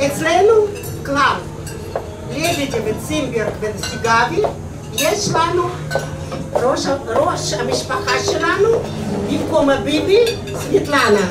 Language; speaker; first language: Hebrew; non-native, fluent; Russian